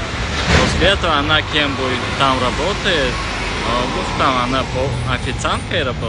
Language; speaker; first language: Russian; non-native, local second language; Tajik